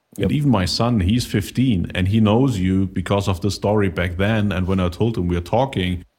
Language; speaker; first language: English; non-native, fluent; German